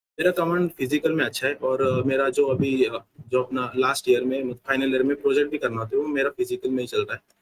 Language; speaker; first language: Hindi; non-native, local second language; Marathi